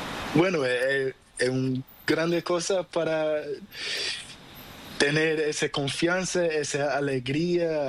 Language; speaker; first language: Spanish; non-native, learner; Portuguese